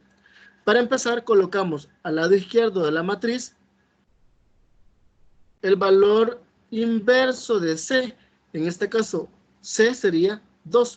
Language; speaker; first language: Spanish; native; Spanish